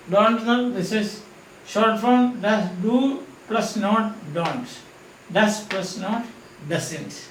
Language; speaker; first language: English; non-native, local second language; Malayalam